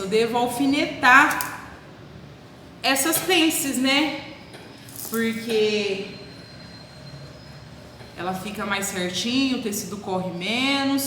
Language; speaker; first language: Portuguese; native; Portuguese